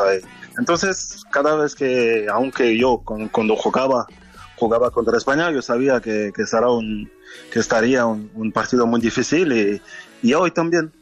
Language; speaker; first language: Spanish; non-native, fluent; French